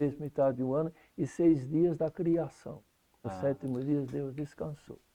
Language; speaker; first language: Portuguese; non-native, fluent; Dutch